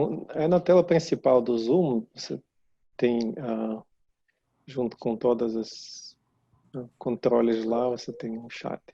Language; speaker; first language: Portuguese; non-native, fluent; Russian